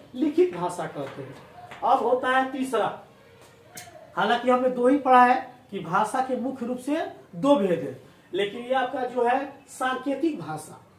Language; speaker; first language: Hindi; native; Hindi